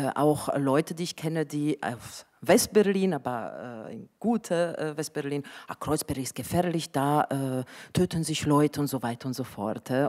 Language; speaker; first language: German; non-native, fluent; Italian